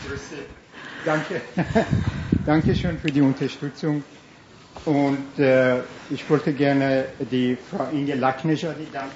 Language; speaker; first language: German; non-native, fluent; Persian